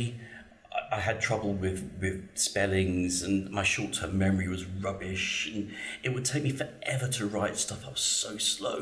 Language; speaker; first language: English; native; English